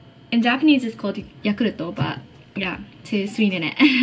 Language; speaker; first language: English; early bilingual, other home language; Japanese